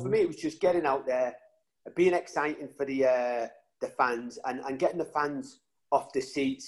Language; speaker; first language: English; native; English